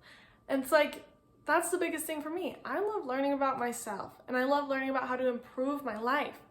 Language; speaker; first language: English; native; English